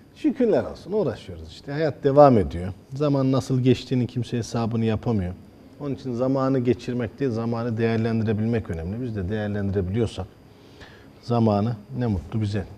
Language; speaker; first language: Turkish; early bilingual, heritage; Turkish